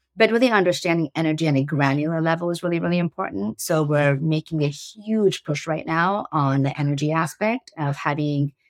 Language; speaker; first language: English; early bilingual, other home language; Persian